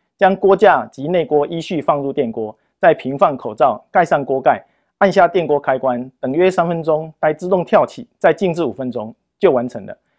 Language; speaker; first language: Chinese; native; Chinese